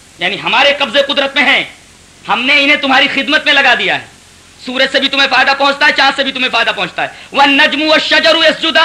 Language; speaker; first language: Urdu; native; Urdu